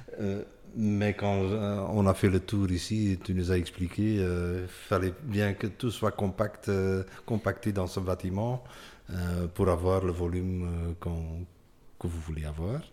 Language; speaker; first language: French; non-native, local second language; Dutch